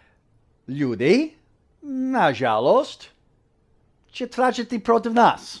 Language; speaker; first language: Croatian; early bilingual, heritage; English